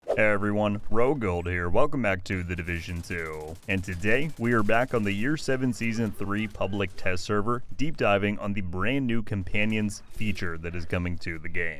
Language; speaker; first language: English; native; English